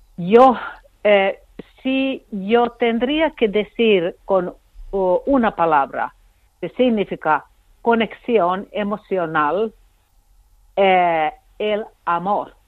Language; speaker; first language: Spanish; non-native, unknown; Finnish